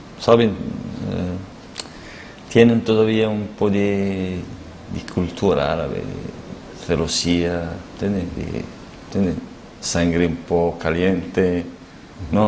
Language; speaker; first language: Spanish; non-native, learner; Arabic